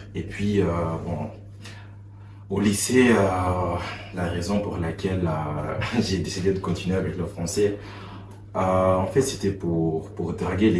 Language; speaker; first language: French; non-native, fluent; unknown